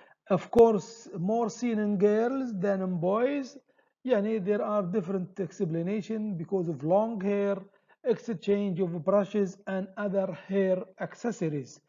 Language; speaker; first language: English; non-native, fluent; Arabic